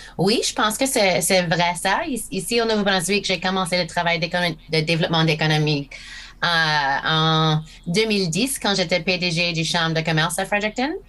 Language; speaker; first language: French; non-native, local second language; English